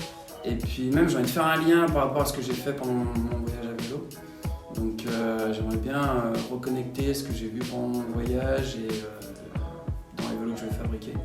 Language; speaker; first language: French; native; French